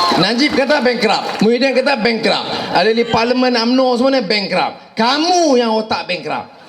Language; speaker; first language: Malay; native; Malay